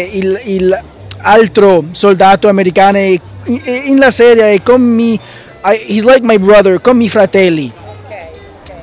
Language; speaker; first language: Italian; non-native, learner; English